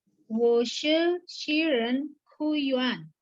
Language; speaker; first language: Chinese; non-native, learner; Indonesian